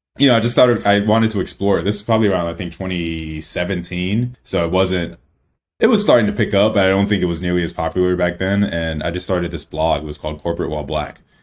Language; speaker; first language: English; early bilingual, other home language; Igbo